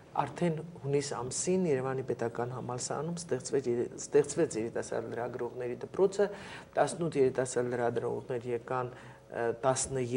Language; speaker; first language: Armenian; native; Armenian